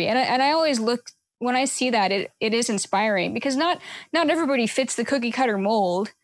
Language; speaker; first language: English; native; English